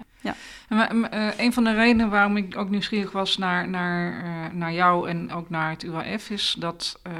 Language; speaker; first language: Dutch; native; Dutch